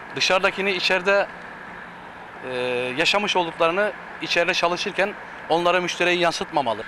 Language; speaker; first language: Turkish; native; Turkish